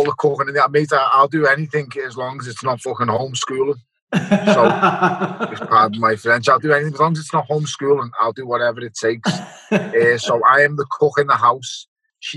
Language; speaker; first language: English; native; English